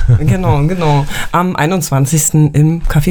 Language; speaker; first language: German; native; German